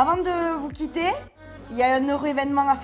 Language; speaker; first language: French; native; French